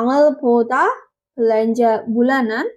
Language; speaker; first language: Korean; non-native, learner; Indonesian